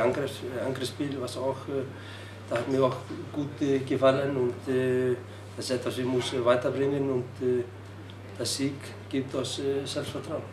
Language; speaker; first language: German; non-native, learner; Icelandic